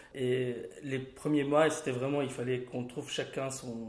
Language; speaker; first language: French; non-native, local second language; Arabic